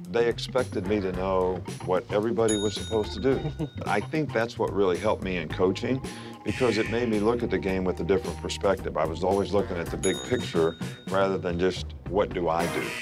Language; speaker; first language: English; native; English